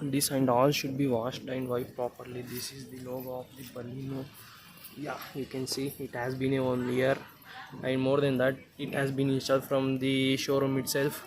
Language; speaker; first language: English; non-native, local second language; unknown